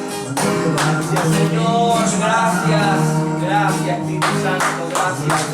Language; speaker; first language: Spanish; native; Spanish